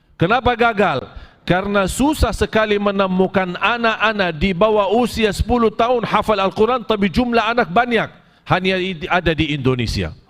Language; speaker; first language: Malay; non-native, fluent; Arabic